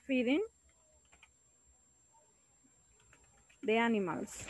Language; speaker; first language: English; non-native, learner; Spanish